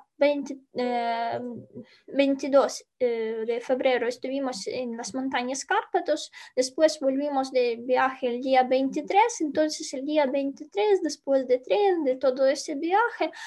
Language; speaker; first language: Spanish; non-native, learner; Ukrainian